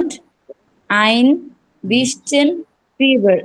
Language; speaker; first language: German; non-native, learner; Bangla